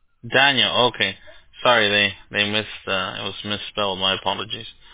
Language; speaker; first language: English; early bilingual, other home language; Spanish